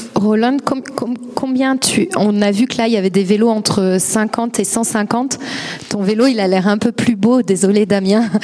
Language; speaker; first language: French; native; French